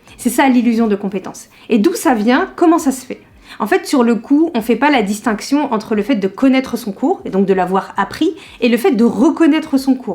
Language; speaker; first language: French; native; French